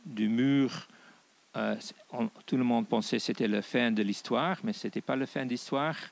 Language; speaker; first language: French; non-native, fluent; Dutch